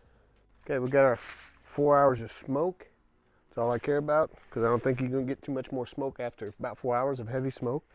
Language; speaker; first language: English; native; English